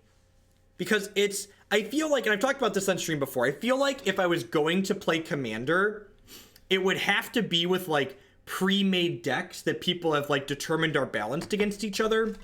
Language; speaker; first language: English; native; English